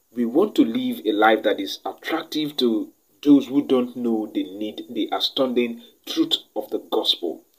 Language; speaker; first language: English; non-native, local second language; Yoruba